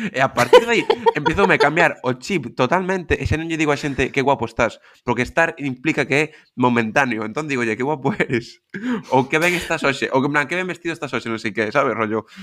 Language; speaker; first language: Galician; non-native, local second language; Spanish